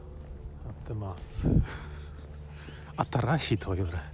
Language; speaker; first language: Japanese; non-native, learner; English